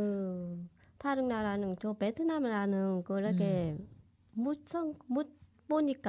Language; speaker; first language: Korean; non-native, learner; Vietnamese